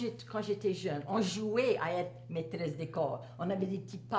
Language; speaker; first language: French; native; French